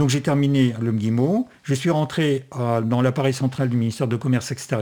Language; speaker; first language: French; non-native, fluent; Russian